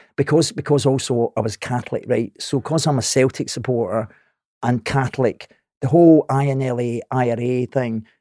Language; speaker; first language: English; native; English